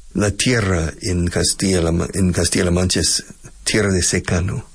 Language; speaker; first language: Spanish; non-native, fluent; English